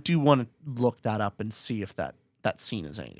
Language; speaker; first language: English; native; English